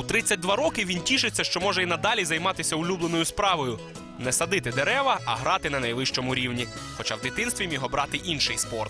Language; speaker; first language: Ukrainian; native; Ukrainian